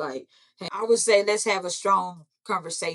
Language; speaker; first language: English; native; English